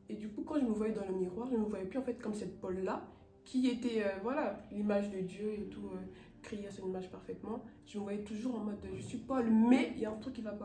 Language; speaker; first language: French; native; French